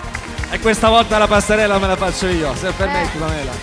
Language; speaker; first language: Italian; native; Italian